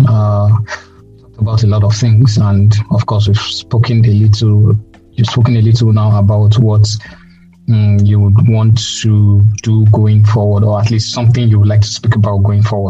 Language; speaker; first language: English; non-native, local second language; Yoruba